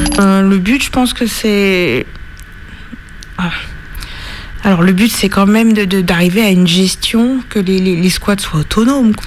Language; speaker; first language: French; native; French